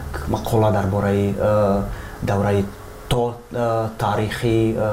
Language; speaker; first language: Persian; non-native, fluent; Czech